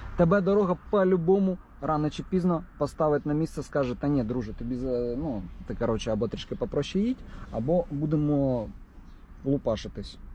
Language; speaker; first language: Ukrainian; native; Ukrainian